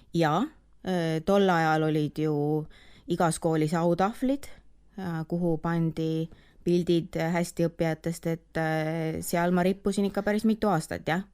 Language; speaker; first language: Estonian; native; Estonian